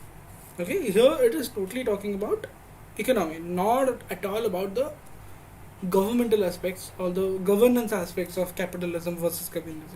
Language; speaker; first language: English; non-native, local second language; Hindi